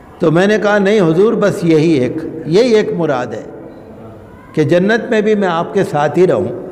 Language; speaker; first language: Urdu; native; Urdu